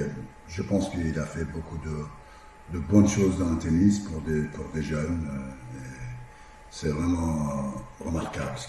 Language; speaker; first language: French; non-native, fluent; Persian